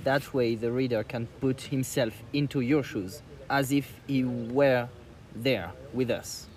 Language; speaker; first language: English; non-native, fluent; French